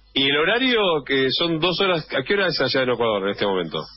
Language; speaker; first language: Spanish; native; Spanish